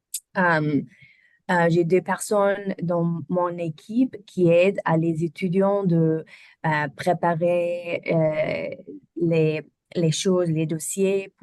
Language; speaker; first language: French; non-native, learner; German